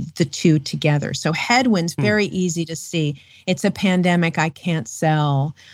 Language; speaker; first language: English; native; English